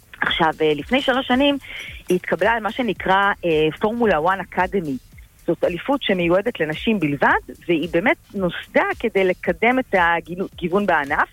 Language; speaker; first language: Hebrew; native; Hebrew